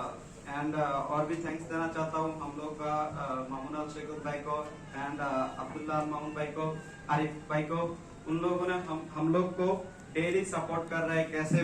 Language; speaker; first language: Hindi; non-native, learner; Bangla